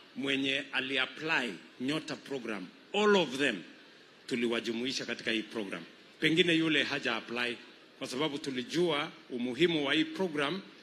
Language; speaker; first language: Swahili; non-native, local second language; Kalenjin